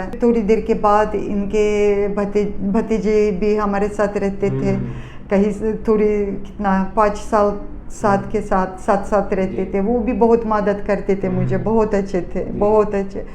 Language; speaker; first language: Hindi; non-native, fluent; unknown